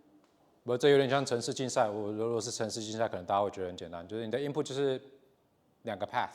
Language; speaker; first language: Chinese; native; Chinese